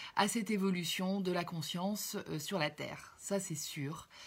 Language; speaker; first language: French; native; French